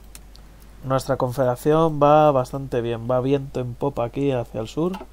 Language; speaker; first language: Spanish; native; Spanish